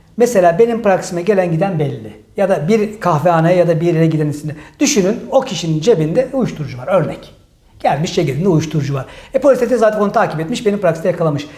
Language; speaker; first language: Turkish; early bilingual, heritage; Turkish